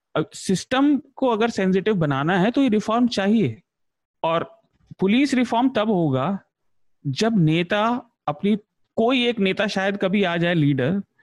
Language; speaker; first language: Hindi; native; Hindi